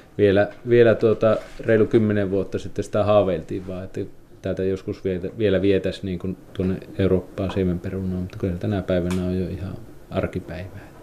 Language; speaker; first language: Finnish; native; Finnish